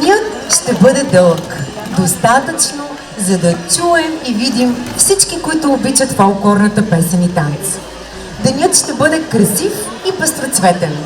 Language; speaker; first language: Bulgarian; native; Bulgarian